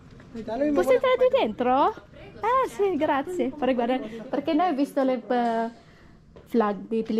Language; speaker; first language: Italian; non-native, learner; Filipino